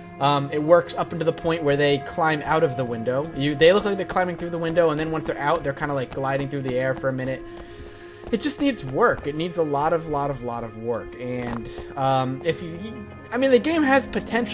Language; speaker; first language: English; native; English